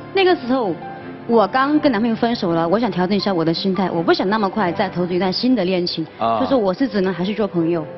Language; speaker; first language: Chinese; native; Chinese